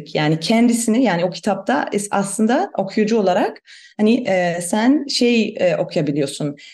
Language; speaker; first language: Turkish; non-native, fluent; German